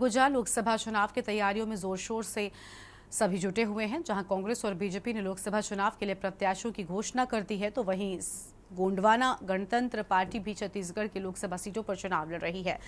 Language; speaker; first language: Hindi; native; Hindi